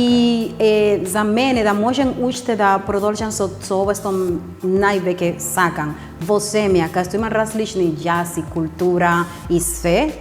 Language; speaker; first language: Macedonian; non-native, learner; Spanish